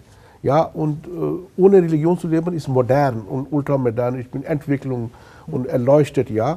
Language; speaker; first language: German; non-native, fluent; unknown